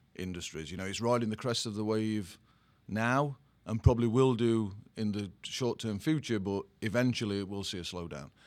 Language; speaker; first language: English; native; English